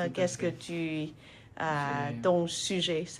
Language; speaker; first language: French; non-native, learner; English